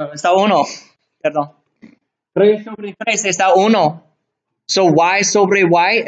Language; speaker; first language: Spanish; non-native, learner; English